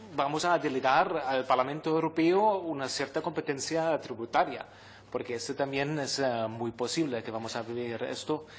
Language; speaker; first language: Spanish; non-native, fluent; German